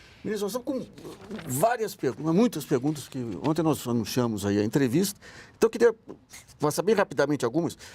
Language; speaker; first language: Portuguese; native; Portuguese